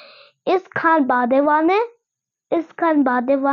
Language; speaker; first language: German; non-native, learner; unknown